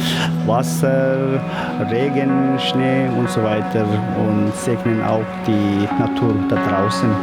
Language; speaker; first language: German; non-native, fluent; Tibetan